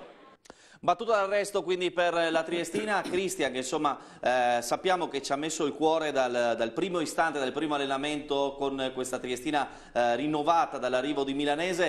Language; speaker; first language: Italian; native; Italian